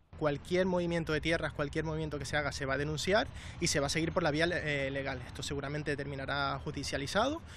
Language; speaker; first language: Spanish; native; Spanish